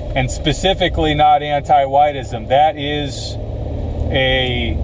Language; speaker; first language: English; native; English